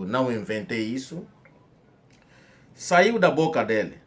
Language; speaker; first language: Portuguese; non-native, local second language; Kongo